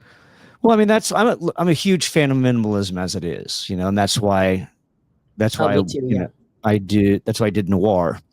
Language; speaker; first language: English; native; English